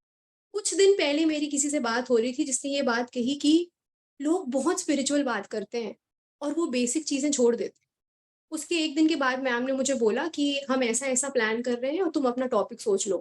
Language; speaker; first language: Hindi; native; Hindi